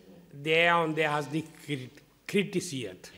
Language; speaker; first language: German; non-native, fluent; Hindi